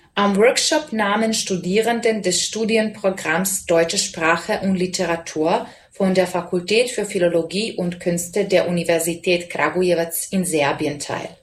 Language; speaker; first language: German; non-native, fluent; Serbian